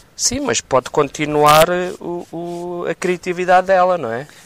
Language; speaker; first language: Portuguese; native; Portuguese